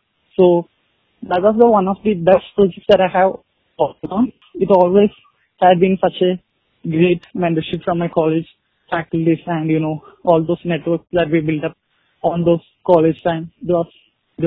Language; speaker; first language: English; non-native, local second language; Malayalam